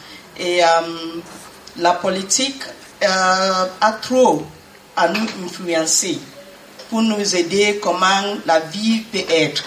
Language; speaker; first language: French; non-native, learner; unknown